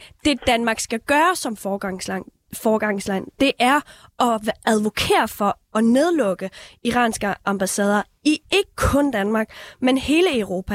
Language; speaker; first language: Danish; early bilingual, other home language; Persian